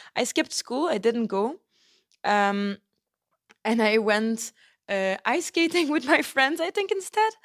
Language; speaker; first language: English; non-native, fluent; Dutch